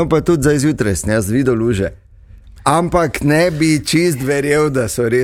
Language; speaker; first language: Slovenian; native; Slovenian